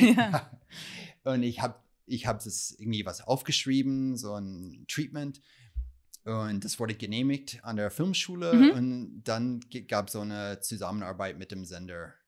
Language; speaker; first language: German; non-native, fluent; English